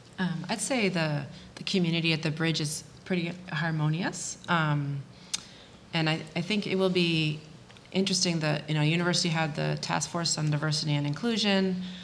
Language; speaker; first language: English; native; English